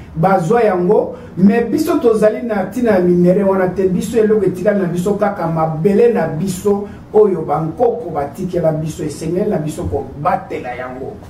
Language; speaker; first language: Lingala; non-native, local second language; Kituba (Democratic Republic of Congo)